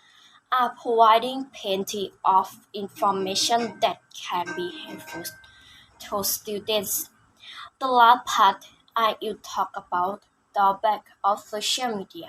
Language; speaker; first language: English; non-native, learner; Thai